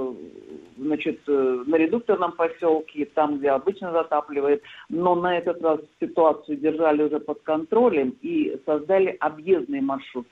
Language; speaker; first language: Russian; native; Russian